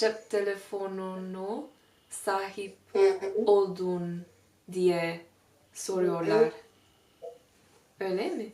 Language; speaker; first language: Turkish; non-native, learner; English